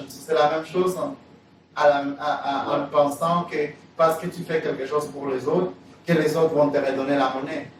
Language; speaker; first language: French; native; French